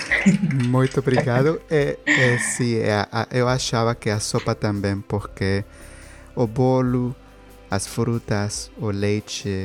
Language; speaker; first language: Portuguese; non-native, learner; Spanish